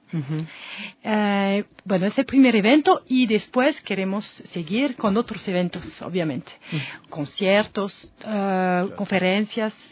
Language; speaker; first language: Spanish; non-native, fluent; French